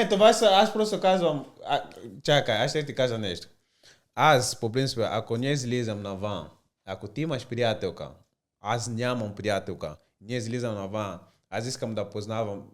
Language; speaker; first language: Bulgarian; non-native, learner; Portuguese